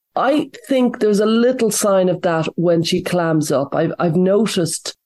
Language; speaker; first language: English; native; English